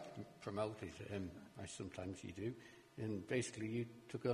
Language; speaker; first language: English; native; English